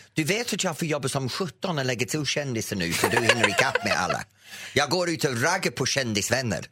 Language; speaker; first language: Swedish; non-native, fluent; English